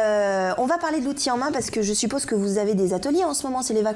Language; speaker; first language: French; native; French